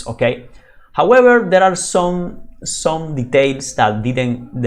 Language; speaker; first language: English; non-native, fluent; Spanish